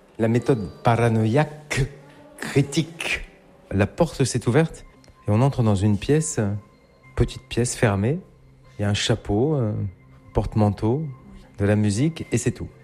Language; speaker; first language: French; native; French